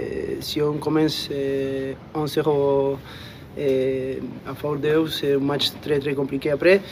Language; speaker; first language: French; non-native, fluent; Spanish